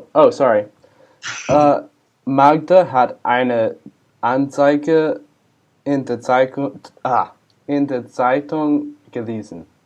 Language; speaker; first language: German; non-native, learner; English